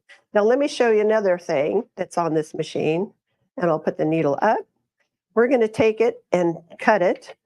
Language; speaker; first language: English; native; English